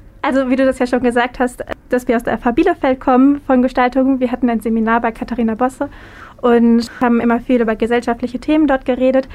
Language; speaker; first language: German; native; German